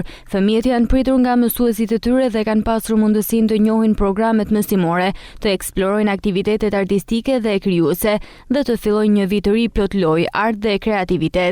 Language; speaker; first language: Albanian; native; Albanian